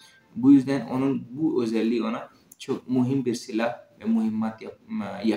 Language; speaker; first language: Turkish; non-native, fluent; Urdu